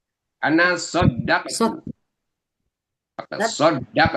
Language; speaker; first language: Arabic; non-native, learner; Indonesian